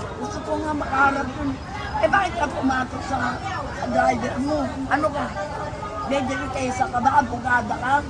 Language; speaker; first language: Filipino; non-native, local second language; Iloko